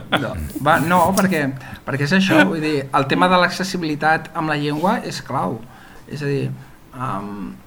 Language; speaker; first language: Catalan; native; Catalan